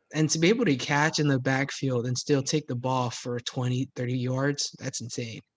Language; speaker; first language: English; native; English